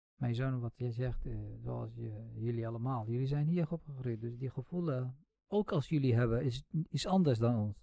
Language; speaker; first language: Dutch; non-native, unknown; Kurdish